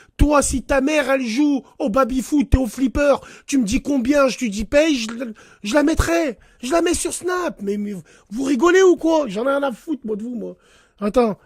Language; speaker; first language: French; early bilingual, other home language; Arabic